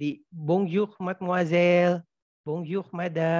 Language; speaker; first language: French; non-native, fluent; Indonesian